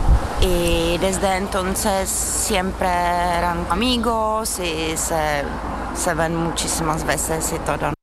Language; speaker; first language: Spanish; non-native, fluent; Czech